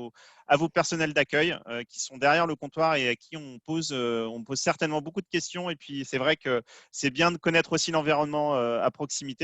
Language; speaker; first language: French; native; French